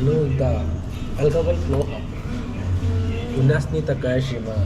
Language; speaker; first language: Russian; non-native, learner; Hindi